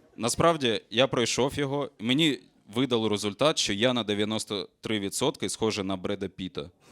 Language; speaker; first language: Ukrainian; non-native, local second language; Russian